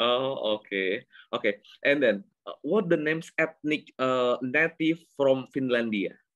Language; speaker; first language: English; non-native, learner; Indonesian